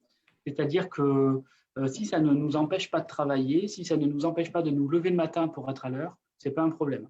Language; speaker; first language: French; native; French